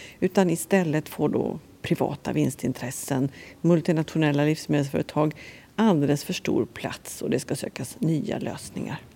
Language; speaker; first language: Swedish; native; Swedish